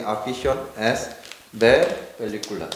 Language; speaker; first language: Spanish; non-native, learner; Korean